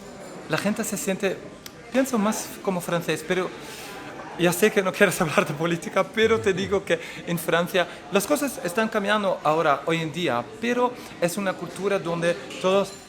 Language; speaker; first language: Spanish; non-native, fluent; Dutch